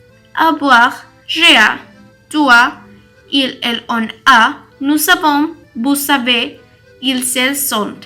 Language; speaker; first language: French; non-native, learner; Spanish